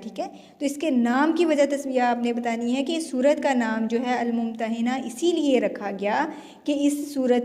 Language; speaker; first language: Urdu; native; Urdu